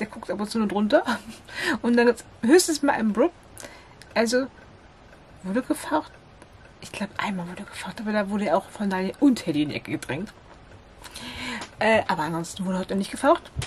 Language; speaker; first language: German; native; German